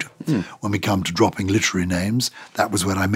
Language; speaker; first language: English; native; English